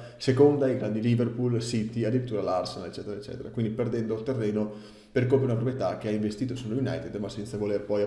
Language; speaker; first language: Italian; native; Italian